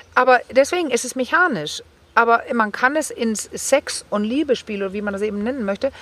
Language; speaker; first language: German; non-native, fluent; Danish